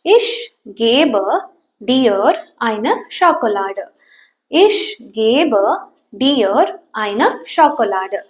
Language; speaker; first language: German; non-native, learner; Tamil